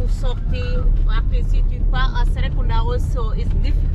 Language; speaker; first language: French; non-native, learner; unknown